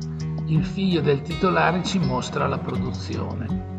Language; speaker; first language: Italian; native; Italian